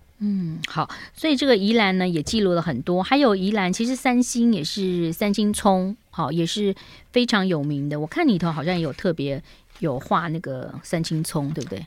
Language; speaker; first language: Chinese; native; Chinese